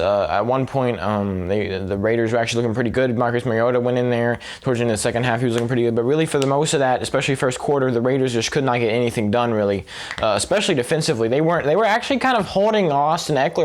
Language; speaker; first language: English; native; English